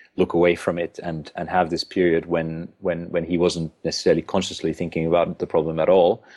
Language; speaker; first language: English; non-native, fluent; Finnish